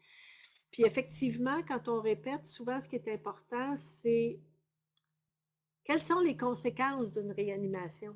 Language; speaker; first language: French; native; French